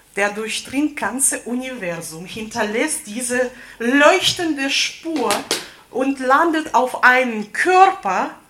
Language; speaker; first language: German; non-native, fluent; Russian